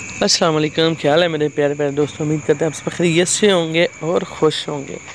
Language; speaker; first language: Urdu; non-native, local second language; Punjabi